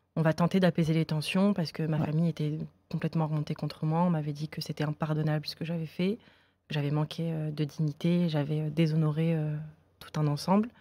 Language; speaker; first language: French; native; French